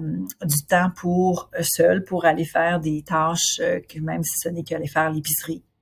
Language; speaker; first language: French; native; French